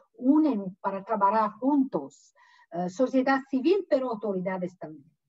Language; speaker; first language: Spanish; non-native, fluent; Italian